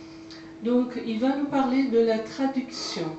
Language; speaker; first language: French; non-native, fluent; Persian